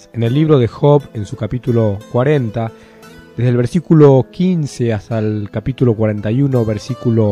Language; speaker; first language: Spanish; native; Spanish